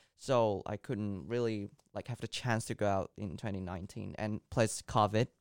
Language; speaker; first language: English; non-native, local second language; Cantonese